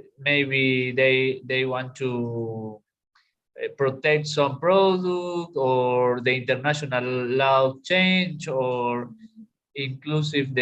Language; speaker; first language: English; non-native, learner; Spanish